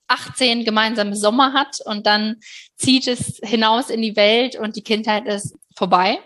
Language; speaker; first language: German; native; German